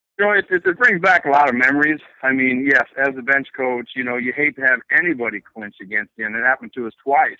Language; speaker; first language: English; native; English